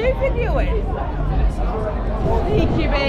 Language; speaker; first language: English; native; English